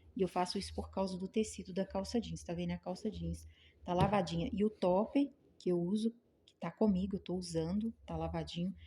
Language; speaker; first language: Portuguese; native; Portuguese